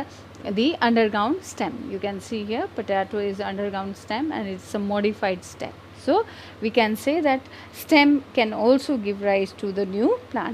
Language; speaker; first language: English; non-native, local second language; Hindi